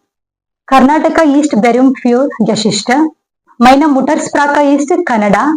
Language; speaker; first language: German; non-native, learner; Kannada